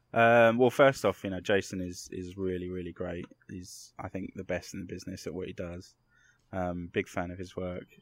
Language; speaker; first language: English; native; English